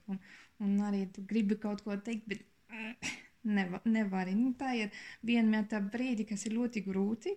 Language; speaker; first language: Latvian; non-native, learner; German